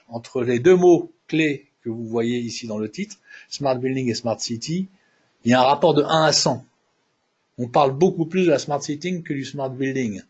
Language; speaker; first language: French; native; French